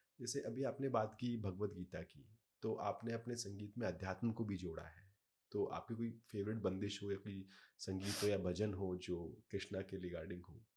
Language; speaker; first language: Hindi; native; Hindi